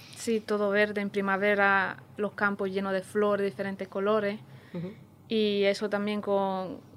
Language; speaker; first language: Spanish; non-native, fluent; Romanian